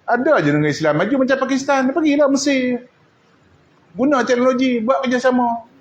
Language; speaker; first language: Malay; native; Malay